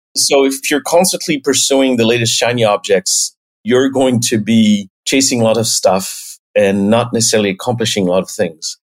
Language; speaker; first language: English; non-native, fluent; French